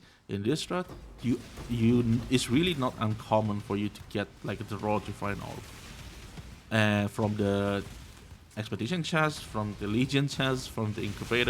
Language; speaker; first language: English; non-native, fluent; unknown